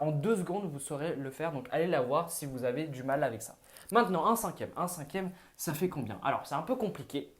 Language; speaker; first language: French; native; French